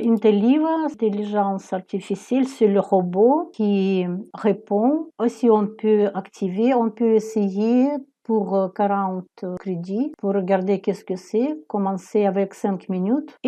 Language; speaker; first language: French; non-native, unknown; Ukrainian